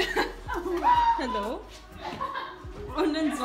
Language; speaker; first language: German; non-native, learner; English